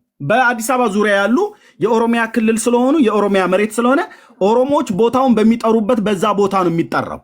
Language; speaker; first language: Amharic; native; Amharic